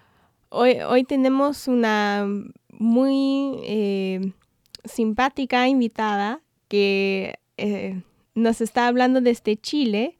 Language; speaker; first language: Spanish; non-native, fluent; English